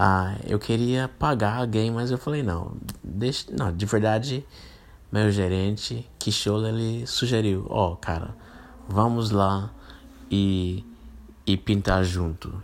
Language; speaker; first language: Portuguese; non-native, fluent; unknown